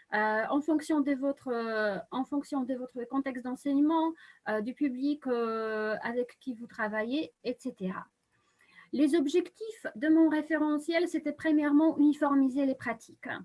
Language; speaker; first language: French; non-native, fluent; Polish